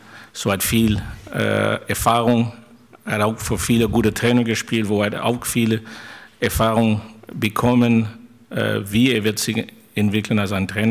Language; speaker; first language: German; non-native, fluent; French